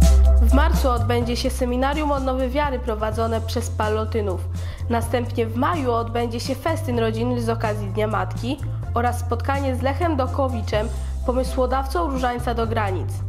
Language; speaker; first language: Polish; native; Polish